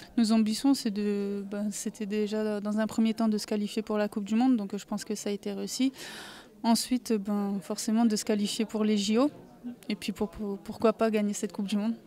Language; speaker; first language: French; native; French